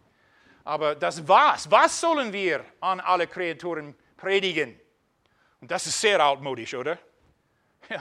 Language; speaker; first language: German; non-native, fluent; English